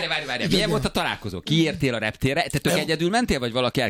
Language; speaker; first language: Hungarian; native; Hungarian